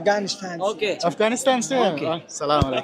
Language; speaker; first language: Hindi; early bilingual, heritage; English